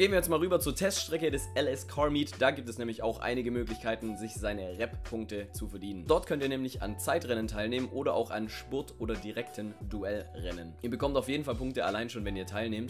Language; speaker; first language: German; native; German